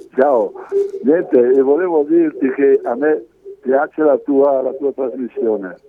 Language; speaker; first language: Italian; native; Italian